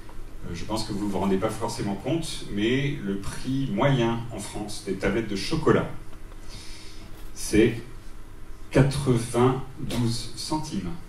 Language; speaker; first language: French; native; French